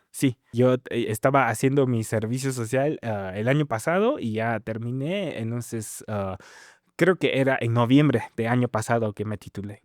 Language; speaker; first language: Spanish; non-native, fluent; Min Nan Chinese